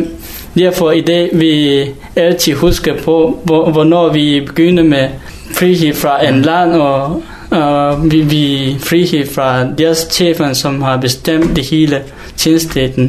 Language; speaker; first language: Danish; non-native, learner; Hakha Chin